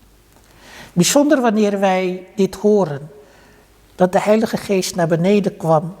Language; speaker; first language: Dutch; early bilingual, other home language; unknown